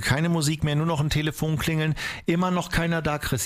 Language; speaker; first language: German; native; German